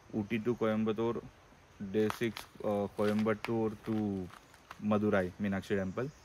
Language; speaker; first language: Hindi; non-native, local second language; Marathi